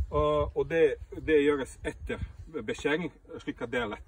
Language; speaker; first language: Norwegian; non-native, fluent; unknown